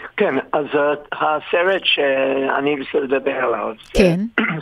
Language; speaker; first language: Hebrew; non-native, fluent; English